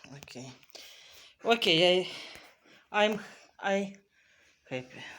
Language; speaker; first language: English; non-native, learner; Russian